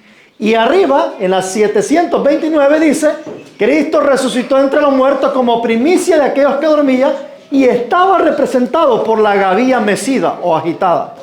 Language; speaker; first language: Spanish; native; Spanish